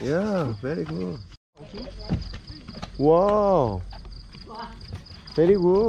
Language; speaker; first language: English; non-native, learner; Korean